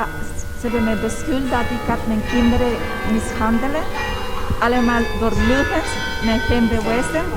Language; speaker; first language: Dutch; non-native, learner; Spanish